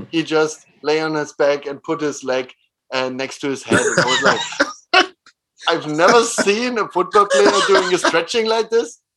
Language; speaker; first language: English; non-native, fluent; German